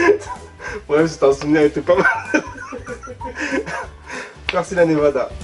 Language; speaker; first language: French; early bilingual, other home language; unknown